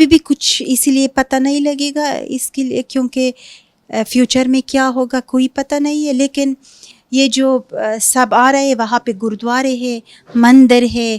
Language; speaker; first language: Hindi; non-native, fluent; Punjabi